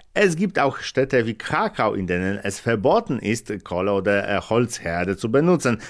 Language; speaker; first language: German; non-native, fluent; Polish